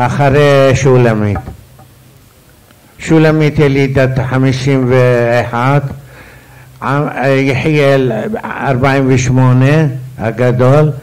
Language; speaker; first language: Hebrew; non-native, fluent; Arabic